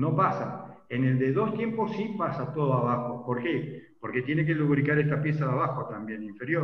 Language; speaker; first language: Spanish; native; Spanish